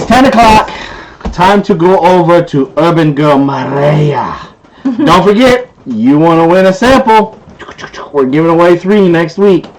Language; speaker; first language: English; native; English